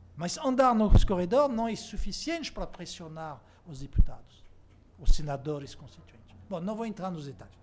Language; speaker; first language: Portuguese; non-native, fluent; French